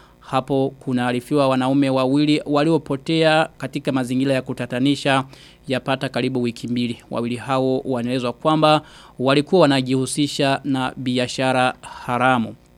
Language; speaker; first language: Swahili; non-native, local second language; Rundi